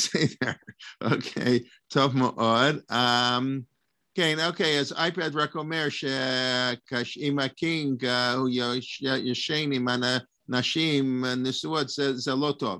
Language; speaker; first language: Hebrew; non-native, learner; English